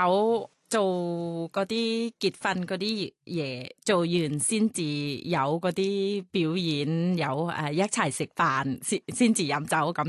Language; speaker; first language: Cantonese; non-native, learner; Thai